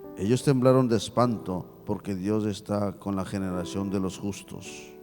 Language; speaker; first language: Spanish; native; Spanish